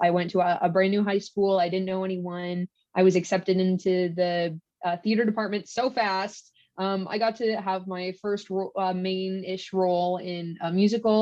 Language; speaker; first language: English; native; English